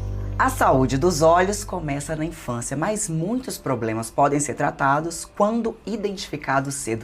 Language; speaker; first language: Portuguese; native; Portuguese